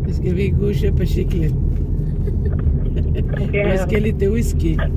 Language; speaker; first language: Swedish; non-native, learner; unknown